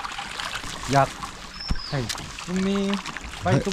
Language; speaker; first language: Thai; non-native, learner; Korean